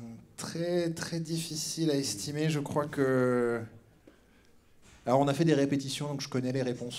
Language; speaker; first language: French; native; French